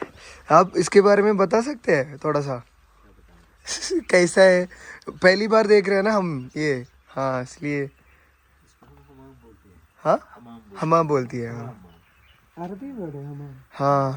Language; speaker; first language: Hindi; non-native, local second language; Malayalam